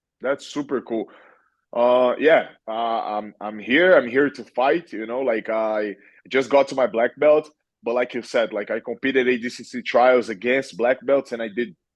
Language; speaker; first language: English; non-native, fluent; Portuguese